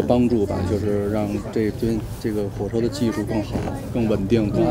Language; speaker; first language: Chinese; native; Chinese